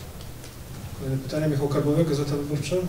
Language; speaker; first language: Polish; native; Polish